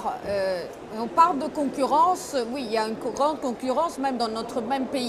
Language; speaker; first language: French; non-native, fluent; Italian